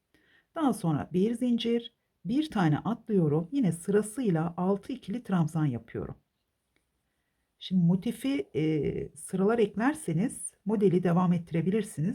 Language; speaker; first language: Turkish; native; Turkish